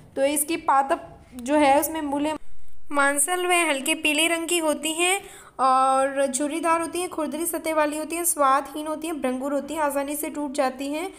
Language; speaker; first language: Hindi; native; Hindi